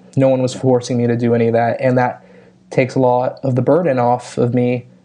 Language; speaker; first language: English; native; English